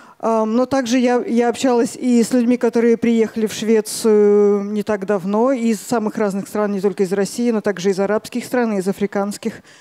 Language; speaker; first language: Russian; native; Russian